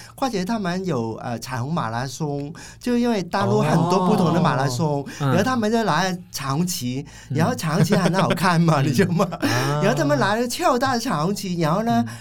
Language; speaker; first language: Chinese; non-native, fluent; Cantonese